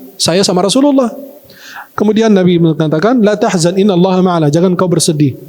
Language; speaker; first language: Malay; non-native, fluent; Arabic